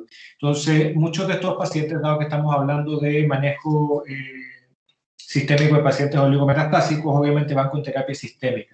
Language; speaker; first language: Spanish; native; Spanish